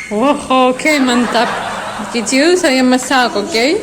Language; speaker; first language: Indonesian; non-native, learner; Russian